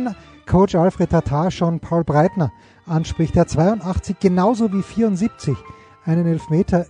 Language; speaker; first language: German; native; German